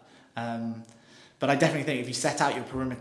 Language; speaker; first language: English; native; English